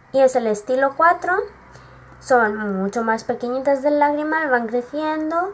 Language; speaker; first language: Spanish; native; Spanish